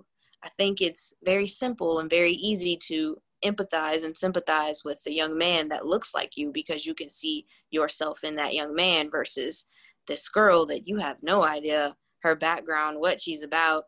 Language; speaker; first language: English; native; English